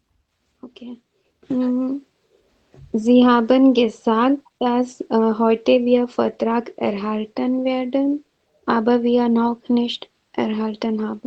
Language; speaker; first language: German; non-native, learner; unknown